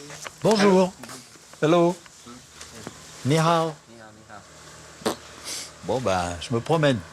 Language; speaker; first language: French; native; French